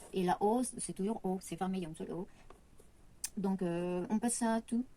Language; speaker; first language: French; non-native, fluent; Spanish